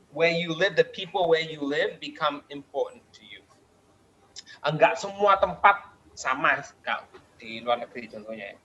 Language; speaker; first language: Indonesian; non-native, fluent; English